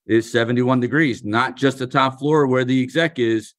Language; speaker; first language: English; native; English